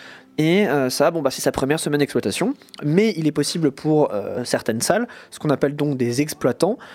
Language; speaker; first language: French; native; French